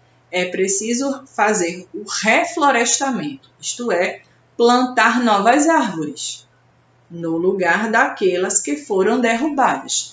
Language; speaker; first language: Portuguese; native; Portuguese